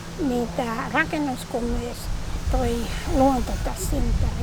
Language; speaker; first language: Finnish; native; Finnish